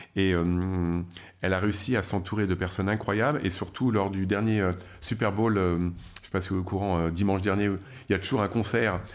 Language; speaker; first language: French; native; French